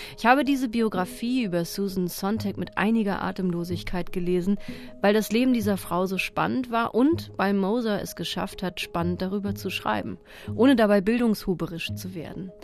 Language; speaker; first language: German; native; German